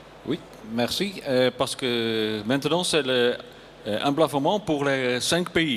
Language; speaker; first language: French; non-native, learner; Dutch